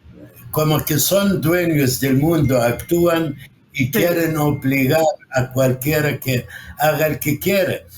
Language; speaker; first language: Spanish; non-native, fluent; Arabic